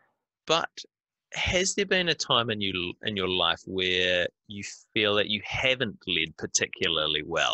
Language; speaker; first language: English; native; English